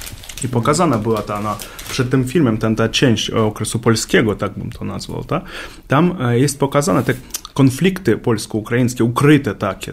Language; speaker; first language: Polish; non-native, learner; Ukrainian